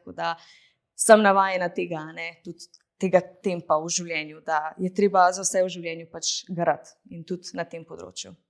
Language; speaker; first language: Slovenian; early bilingual, other home language; Bosnian